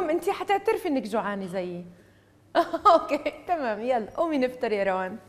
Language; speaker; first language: Arabic; native; Arabic